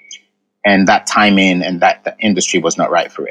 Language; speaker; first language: English; non-native, local second language; Ga